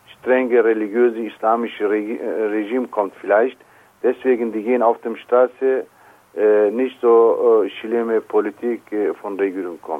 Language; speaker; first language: German; non-native, learner; Turkish